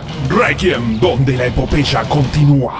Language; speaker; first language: Spanish; native; Spanish